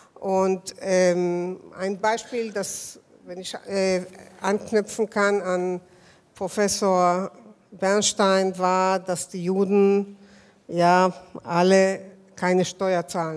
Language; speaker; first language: German; non-native, fluent; Hebrew